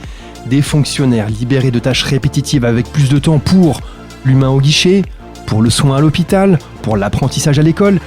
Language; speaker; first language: French; native; French